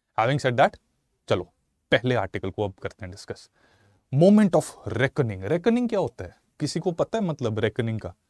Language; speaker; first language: Hindi; native; Hindi